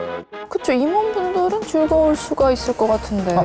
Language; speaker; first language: Korean; native; Korean